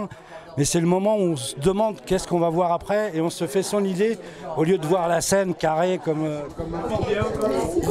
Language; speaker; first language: French; native; French